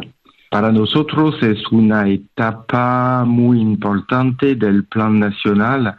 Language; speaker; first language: Spanish; non-native, fluent; French